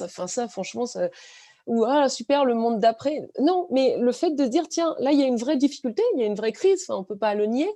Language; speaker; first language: French; native; French